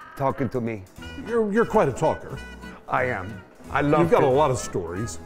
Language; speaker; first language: English; non-native, fluent; Persian